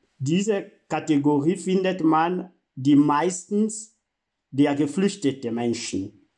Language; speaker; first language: German; non-native, fluent; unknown